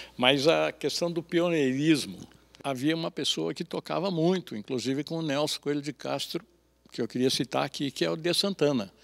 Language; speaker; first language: Portuguese; native; Portuguese